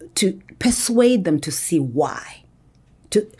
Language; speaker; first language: English; non-native, local second language; Shona